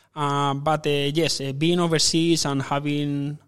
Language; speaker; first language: English; non-native, fluent; Spanish